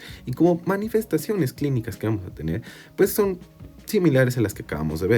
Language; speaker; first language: Spanish; native; Spanish